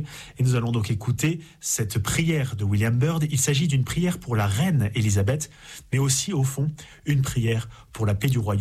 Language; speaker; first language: French; native; French